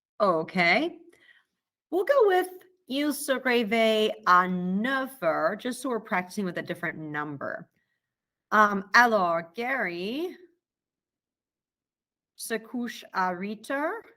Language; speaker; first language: French; non-native, fluent; English